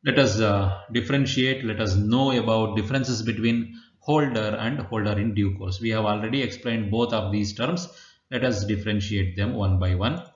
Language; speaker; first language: English; non-native, local second language; Kannada